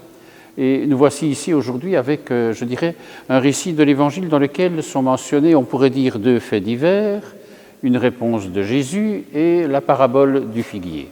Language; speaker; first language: French; native; French